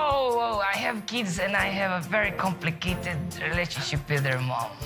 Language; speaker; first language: English; non-native, local second language; Filipino